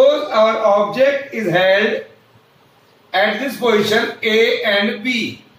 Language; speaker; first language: English; non-native, local second language; Hindi